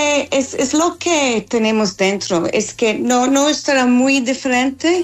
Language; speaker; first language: Spanish; non-native, learner; English